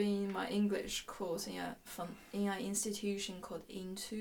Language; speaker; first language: English; non-native, fluent; Chinese